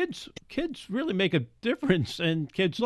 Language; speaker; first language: English; native; English